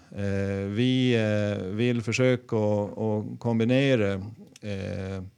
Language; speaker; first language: Swedish; native; Swedish